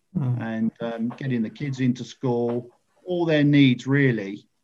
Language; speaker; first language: English; native; English